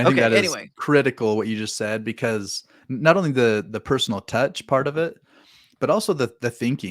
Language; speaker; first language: English; native; English